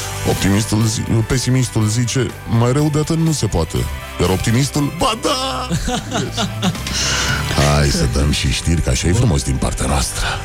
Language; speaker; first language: Romanian; native; Romanian